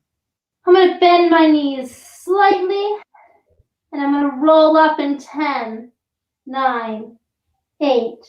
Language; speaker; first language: English; native; English